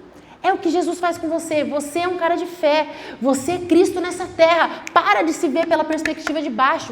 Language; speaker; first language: Portuguese; native; Portuguese